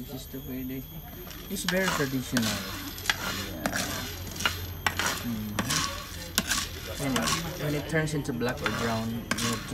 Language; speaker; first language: English; non-native, local second language; Filipino